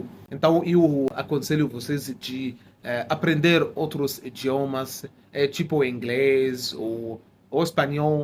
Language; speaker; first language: Portuguese; non-native, fluent; Arabic